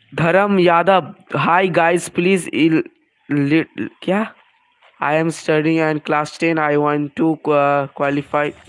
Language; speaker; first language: Hindi; non-native, local second language; Bangla